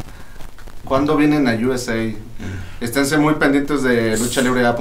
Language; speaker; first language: Spanish; native; Spanish